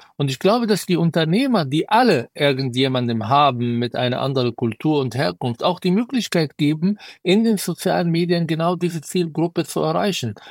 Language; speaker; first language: German; non-native, fluent; Arabic